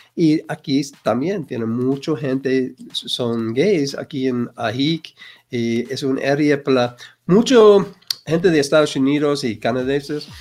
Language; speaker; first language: Spanish; non-native, learner; English